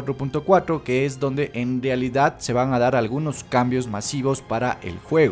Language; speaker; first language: Spanish; native; Spanish